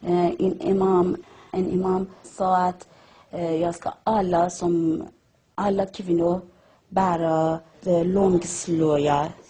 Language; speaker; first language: Swedish; non-native, learner; Persian